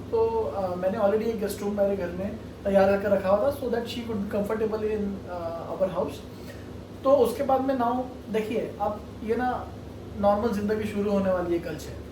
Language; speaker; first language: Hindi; non-native, local second language; Marathi